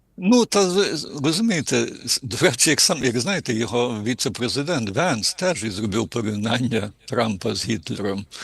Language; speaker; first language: Ukrainian; early bilingual, heritage; Ukrainian